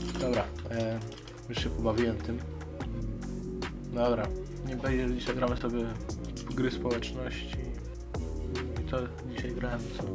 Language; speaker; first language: Polish; native; Polish